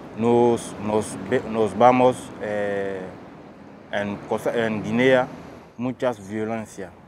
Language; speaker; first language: Spanish; non-native, fluent; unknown